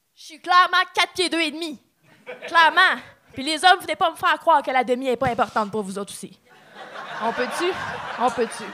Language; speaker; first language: French; native; French